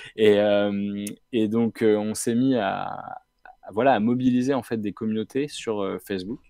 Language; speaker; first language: French; native; French